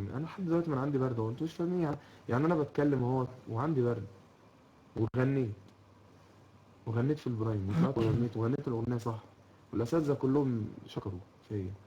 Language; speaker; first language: Arabic; native; Arabic